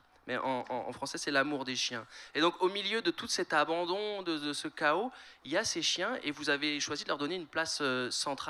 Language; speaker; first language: French; native; French